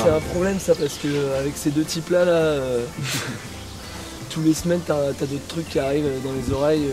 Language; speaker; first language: French; native; French